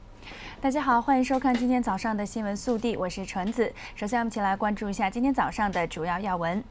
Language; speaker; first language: Chinese; non-native, local second language; Cantonese